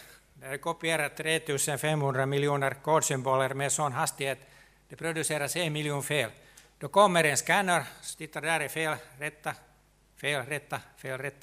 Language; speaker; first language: Swedish; non-native, local second language; Finnish